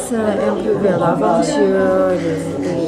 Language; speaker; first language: French; non-native, fluent; English